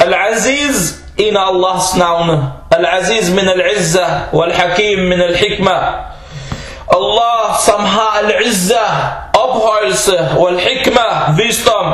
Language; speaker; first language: Danish; early bilingual, other home language; Arabic